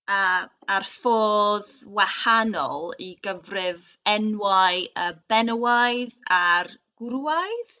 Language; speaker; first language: Welsh; non-native, learner; English